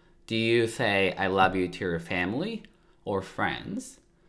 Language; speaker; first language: English; non-native, fluent; Japanese